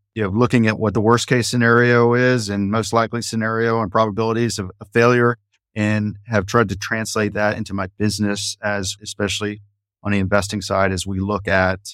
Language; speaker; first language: English; native; English